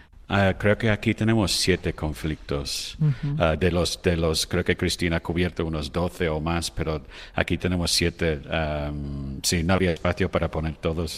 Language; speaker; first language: Spanish; non-native, fluent; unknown